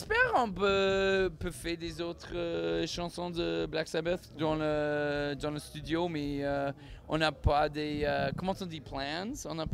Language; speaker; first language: French; non-native, learner; English